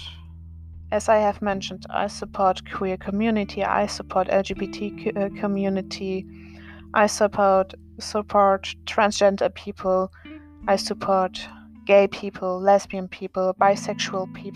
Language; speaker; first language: English; non-native, fluent; German